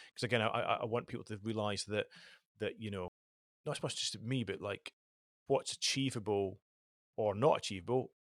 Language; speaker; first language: English; native; English